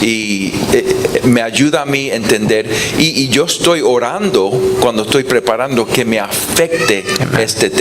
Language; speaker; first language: Spanish; non-native, fluent; English